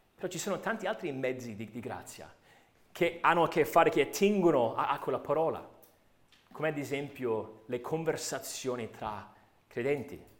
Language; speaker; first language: Italian; non-native, fluent; English